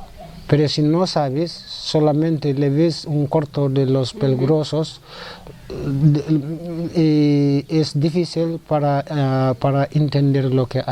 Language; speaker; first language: Spanish; non-native, learner; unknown